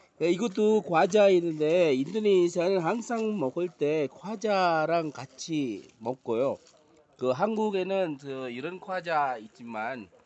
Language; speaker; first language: Korean; non-native, learner; Indonesian